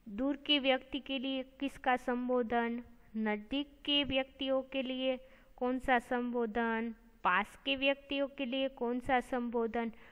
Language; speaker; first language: Hindi; non-native, local second language; Gujarati